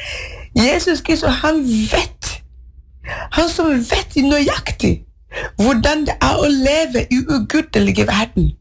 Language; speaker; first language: Norwegian; non-native, fluent; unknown